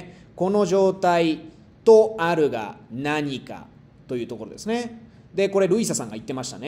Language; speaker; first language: Japanese; non-native, fluent; Spanish